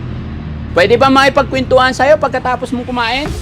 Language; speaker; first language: Filipino; native; Filipino